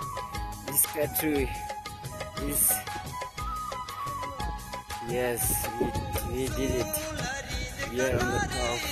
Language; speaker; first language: English; non-native, local second language; Ladakhi